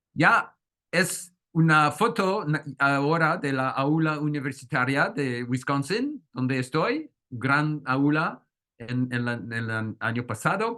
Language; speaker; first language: Spanish; non-native, fluent; French